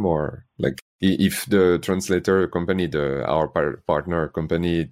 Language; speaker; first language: English; non-native, fluent; French